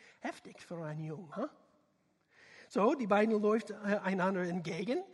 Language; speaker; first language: German; non-native, learner; English